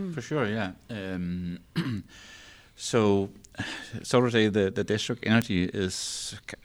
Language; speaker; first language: English; non-native, fluent; Danish